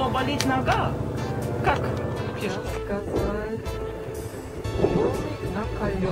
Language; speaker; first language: Russian; non-native, fluent; German